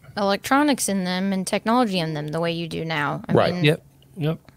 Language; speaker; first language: English; native; English